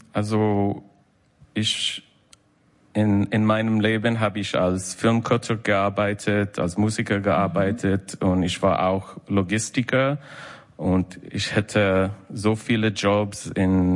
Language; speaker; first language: German; non-native, learner; English